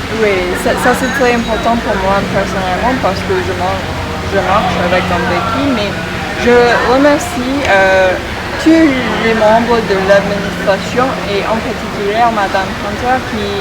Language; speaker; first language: French; non-native, learner; English